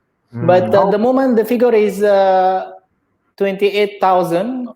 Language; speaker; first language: English; non-native, learner; Indonesian